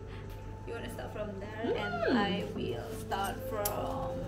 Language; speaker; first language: English; non-native, learner; Indonesian